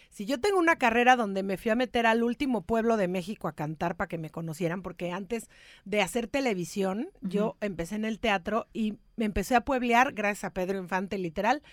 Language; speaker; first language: Spanish; native; Spanish